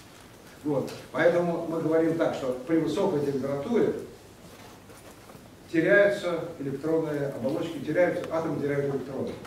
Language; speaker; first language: Russian; native; Russian